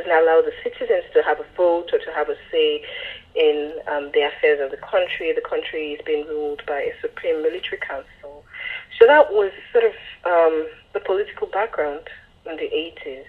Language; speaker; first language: English; non-native, local second language; Yoruba